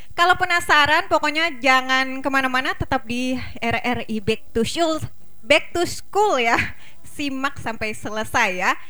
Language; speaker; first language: Indonesian; native; Indonesian